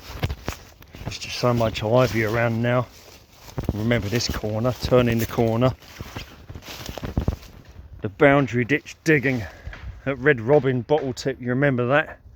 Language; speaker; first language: English; native; English